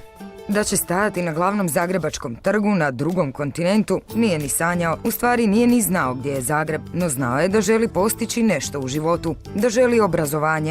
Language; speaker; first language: Croatian; native; Croatian